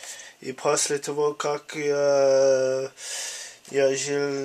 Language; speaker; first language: Russian; non-native, learner; English